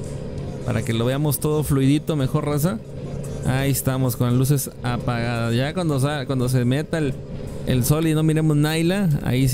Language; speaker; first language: Spanish; native; Spanish